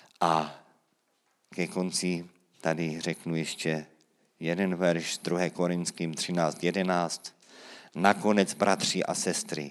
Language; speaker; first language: Czech; native; Czech